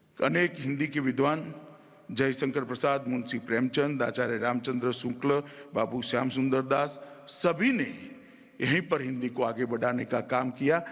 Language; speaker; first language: Hindi; non-native, local second language; Gujarati